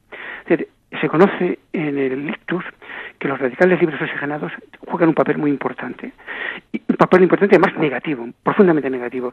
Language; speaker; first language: Spanish; native; Spanish